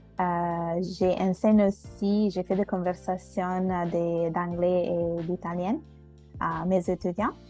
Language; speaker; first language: French; non-native, fluent; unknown